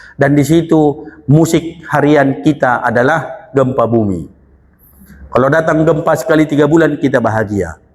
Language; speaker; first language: Indonesian; non-native, local second language; Batak Toba